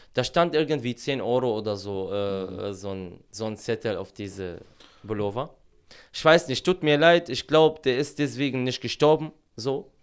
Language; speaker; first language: German; non-native, fluent; Arabic